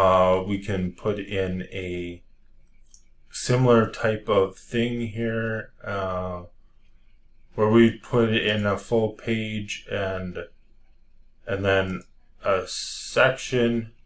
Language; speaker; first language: English; native; English